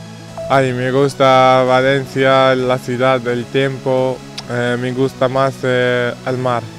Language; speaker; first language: Spanish; non-native, fluent; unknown